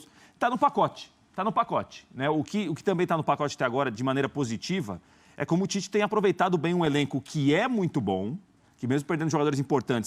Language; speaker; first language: Portuguese; native; Portuguese